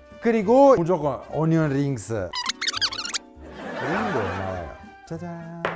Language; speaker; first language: Korean; non-native, fluent; Italian